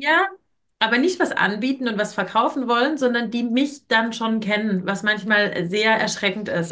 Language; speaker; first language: German; native; German